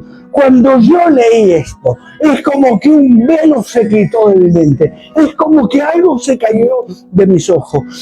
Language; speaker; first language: Spanish; native; Spanish